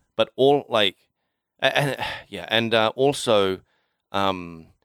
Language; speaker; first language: English; native; English